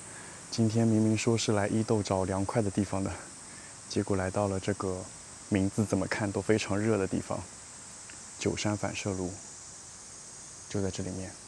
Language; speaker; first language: Chinese; native; Chinese